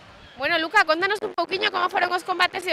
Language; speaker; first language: Galician; native; Galician